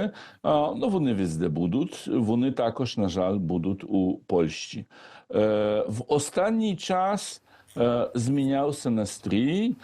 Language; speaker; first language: Ukrainian; non-native, fluent; Polish